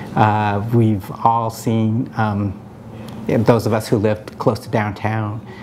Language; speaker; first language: English; native; English